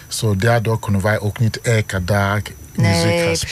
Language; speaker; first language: Dutch; non-native, fluent; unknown